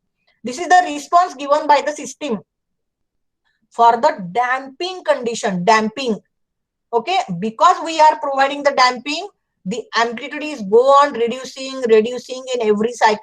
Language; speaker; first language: English; non-native, local second language; Marathi